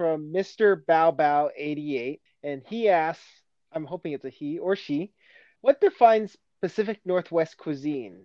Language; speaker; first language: English; native; English